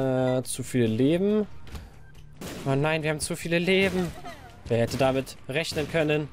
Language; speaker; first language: German; native; German